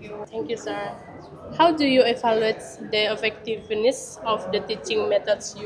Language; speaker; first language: English; non-native, learner; Indonesian